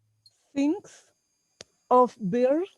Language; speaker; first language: English; non-native, learner; Spanish